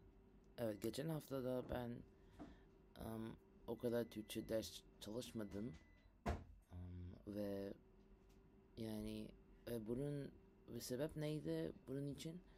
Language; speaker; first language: Turkish; non-native, learner; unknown